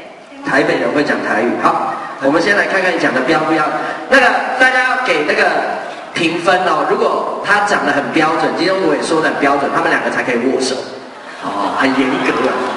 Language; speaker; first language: Chinese; native; Chinese